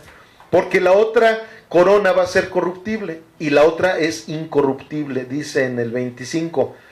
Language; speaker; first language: Spanish; native; Spanish